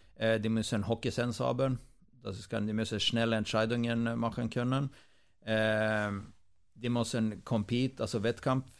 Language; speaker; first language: German; non-native, fluent; Swedish